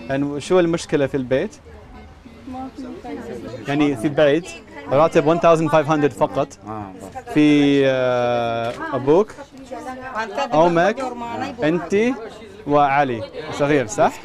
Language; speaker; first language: Arabic; non-native, learner; English